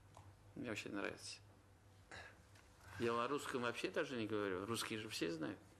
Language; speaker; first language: Russian; non-native, local second language; Tatar